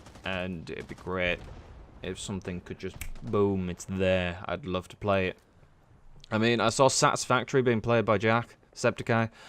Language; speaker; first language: English; native; English